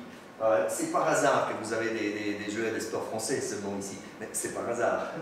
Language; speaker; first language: French; non-native, fluent; Polish